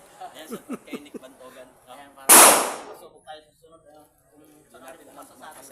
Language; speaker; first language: Filipino; native; Filipino